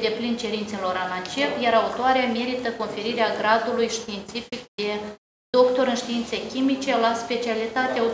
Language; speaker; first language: Romanian; native; Romanian